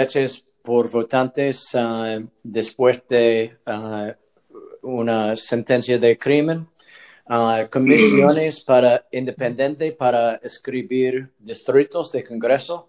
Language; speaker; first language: Spanish; non-native, learner; English